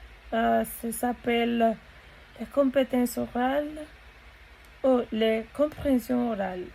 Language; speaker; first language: French; non-native, learner; Spanish